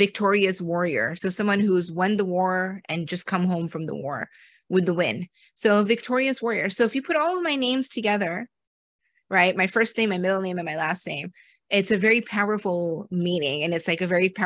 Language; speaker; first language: English; native; English